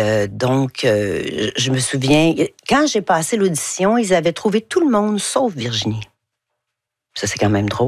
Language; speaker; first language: French; native; French